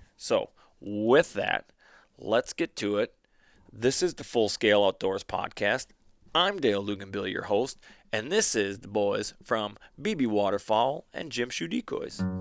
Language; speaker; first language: English; native; English